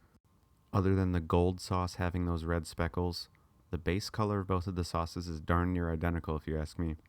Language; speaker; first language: English; native; English